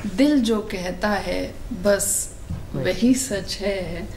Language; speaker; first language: Hindi; native; Hindi